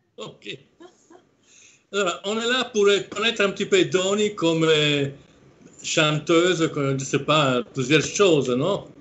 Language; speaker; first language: French; non-native, fluent; Italian